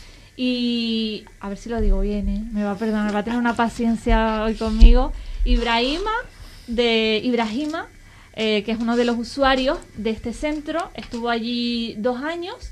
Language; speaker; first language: Spanish; native; Spanish